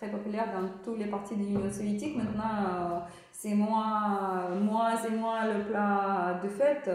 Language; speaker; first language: French; non-native, learner; Russian